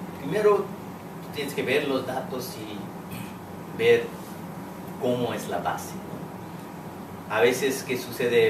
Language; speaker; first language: Spanish; non-native, fluent; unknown